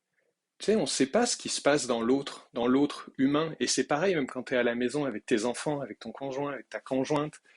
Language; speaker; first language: French; native; French